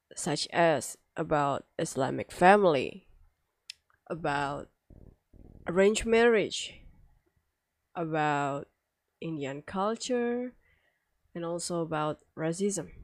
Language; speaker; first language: English; non-native, fluent; Indonesian